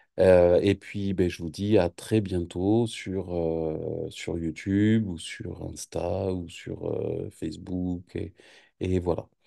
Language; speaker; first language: French; native; French